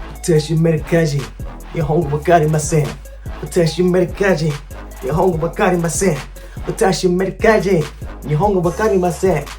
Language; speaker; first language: Japanese; non-native, fluent; English